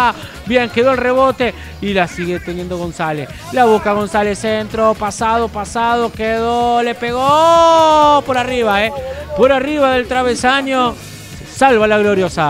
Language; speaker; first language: Spanish; native; Spanish